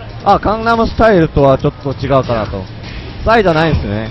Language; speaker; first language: Japanese; non-native, fluent; Korean